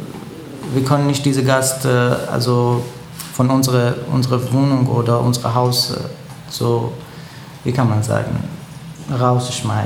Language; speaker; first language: German; non-native, learner; Persian